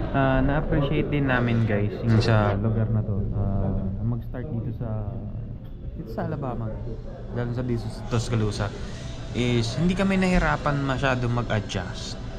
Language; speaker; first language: Filipino; native; Filipino